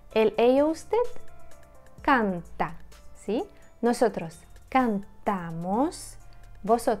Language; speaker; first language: Spanish; non-native, fluent; Russian